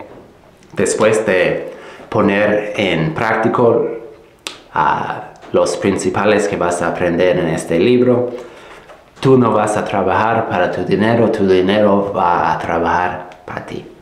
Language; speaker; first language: Spanish; non-native, fluent; English